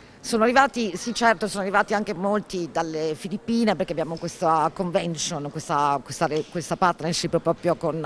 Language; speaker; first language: Italian; native; Italian